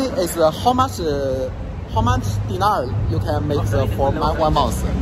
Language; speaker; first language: English; non-native, learner; Chinese